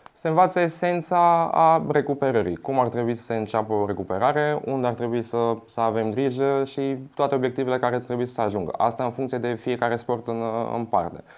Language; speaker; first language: Romanian; non-native, fluent; Albanian